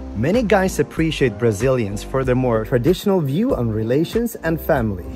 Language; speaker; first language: English; non-native, fluent; Swedish